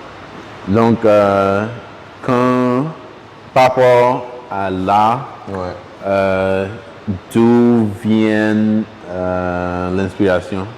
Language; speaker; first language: French; non-native, local second language; Ewe